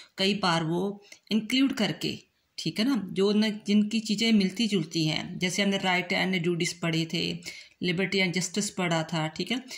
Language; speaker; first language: Hindi; non-native, local second language; Punjabi